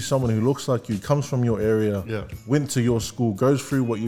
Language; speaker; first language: English; native; English